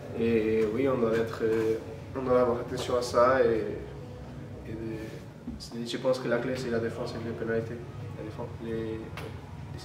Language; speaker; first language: French; non-native, fluent; Portuguese